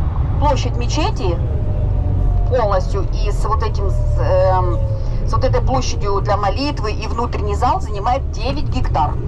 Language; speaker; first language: Russian; native; Russian